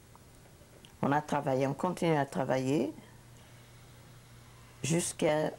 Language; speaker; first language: French; non-native, fluent; Hungarian